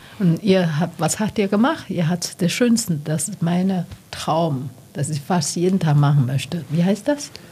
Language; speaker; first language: German; non-native, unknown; Chinese